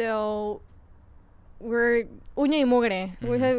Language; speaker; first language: Spanish; early bilingual, heritage; Spanish